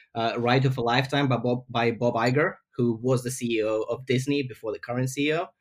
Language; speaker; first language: English; non-native, fluent; Ukrainian